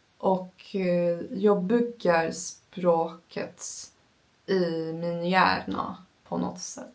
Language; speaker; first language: Swedish; non-native, learner; Turkish